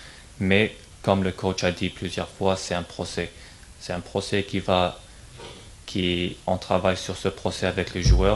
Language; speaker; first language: French; non-native, fluent; English